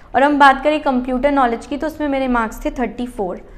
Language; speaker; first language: Hindi; native; Hindi